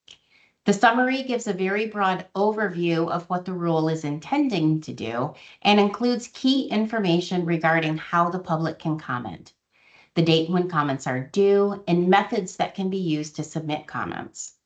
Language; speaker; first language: English; native; English